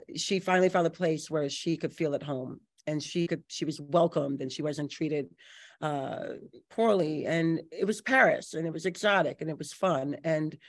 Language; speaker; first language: English; native; English